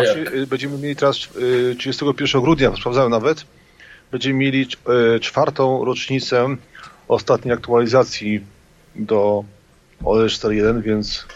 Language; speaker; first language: Polish; native; Polish